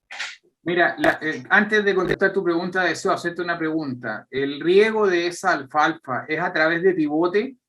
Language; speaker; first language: Spanish; native; Spanish